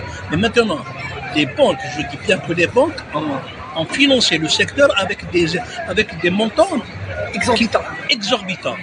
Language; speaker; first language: French; non-native, local second language; Arabic